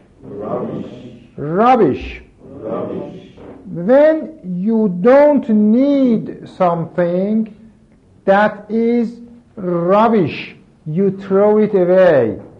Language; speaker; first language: English; non-native, fluent; Persian